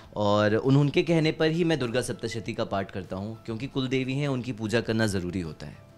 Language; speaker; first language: Hindi; native; Hindi